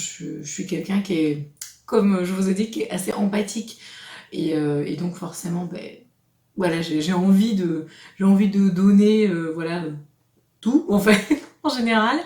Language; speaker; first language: French; native; French